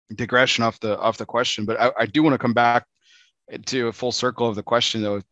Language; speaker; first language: English; native; English